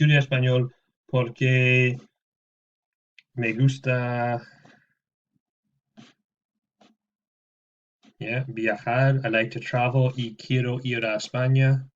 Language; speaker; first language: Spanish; non-native, fluent; English